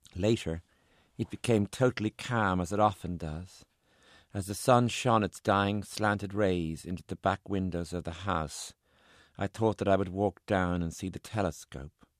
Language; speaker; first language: English; native; English